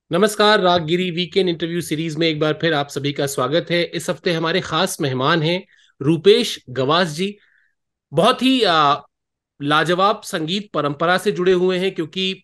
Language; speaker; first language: Hindi; native; Hindi